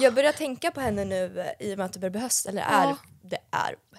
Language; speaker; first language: Swedish; native; Swedish